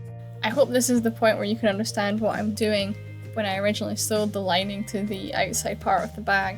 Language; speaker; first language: English; native; English